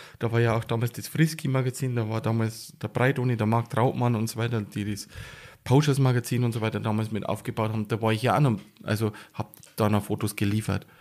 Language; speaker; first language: German; native; German